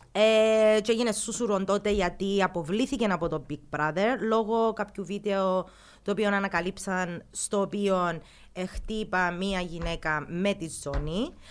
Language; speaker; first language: Greek; early bilingual, heritage; Greek